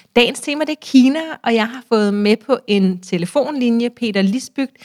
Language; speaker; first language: Danish; native; Danish